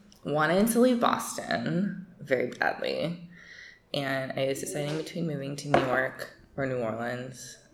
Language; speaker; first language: English; native; English